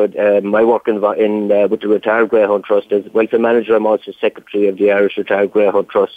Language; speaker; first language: English; native; English